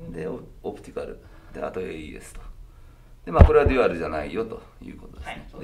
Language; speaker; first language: Japanese; native; Japanese